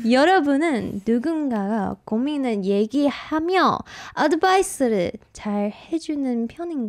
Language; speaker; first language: Korean; non-native, fluent; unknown